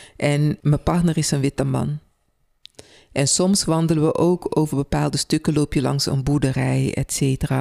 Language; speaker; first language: Dutch; early bilingual, other home language; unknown